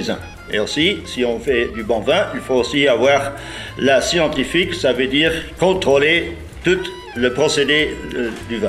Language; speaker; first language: French; non-native, local second language; Luxembourgish